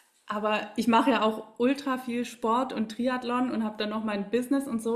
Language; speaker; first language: German; native; German